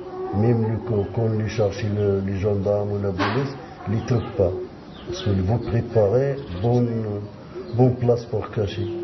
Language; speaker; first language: French; non-native, learner; Arabic